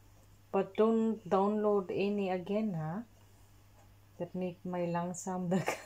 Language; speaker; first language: English; non-native, learner; Cebuano